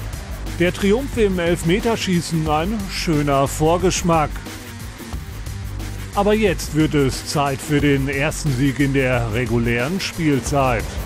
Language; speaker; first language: German; native; German